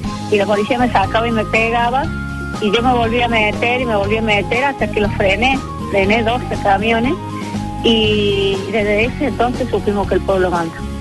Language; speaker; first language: Spanish; native; Spanish